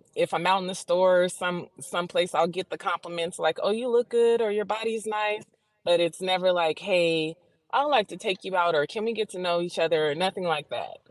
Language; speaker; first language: English; native; English